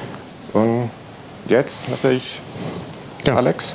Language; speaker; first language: German; non-native, learner; Spanish